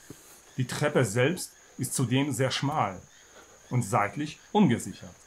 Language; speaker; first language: German; native; German